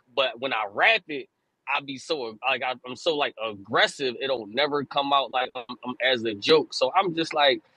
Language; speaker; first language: English; native; English